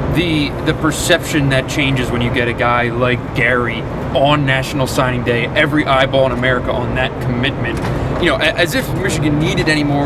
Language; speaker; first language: English; native; English